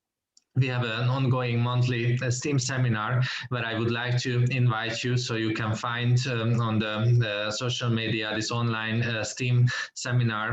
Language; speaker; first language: English; non-native, fluent; Hungarian